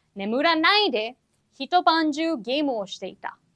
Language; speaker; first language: Japanese; non-native, fluent; English